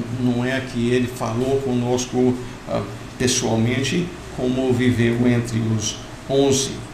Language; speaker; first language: Portuguese; non-native, fluent; English